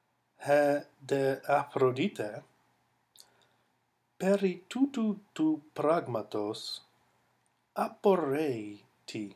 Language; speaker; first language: Greek; non-native, fluent; English